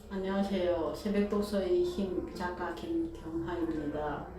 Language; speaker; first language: Korean; early bilingual, heritage; Korean